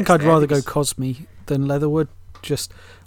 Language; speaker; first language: English; native; English